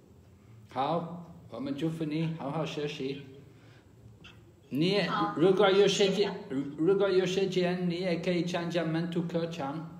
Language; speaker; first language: Chinese; non-native, fluent; English